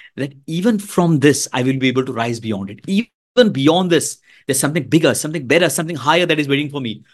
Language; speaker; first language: English; non-native, local second language; Hindi